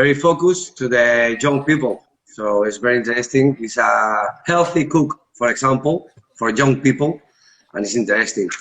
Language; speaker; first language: English; non-native, learner; Catalan